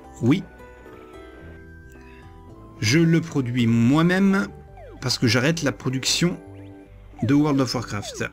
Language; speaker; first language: French; native; French